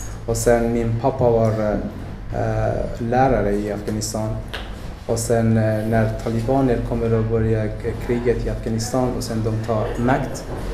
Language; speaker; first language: Swedish; non-native, learner; Persian